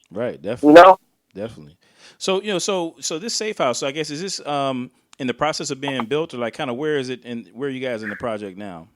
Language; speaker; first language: English; native; English